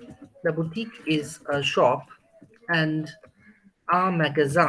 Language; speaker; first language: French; non-native, fluent; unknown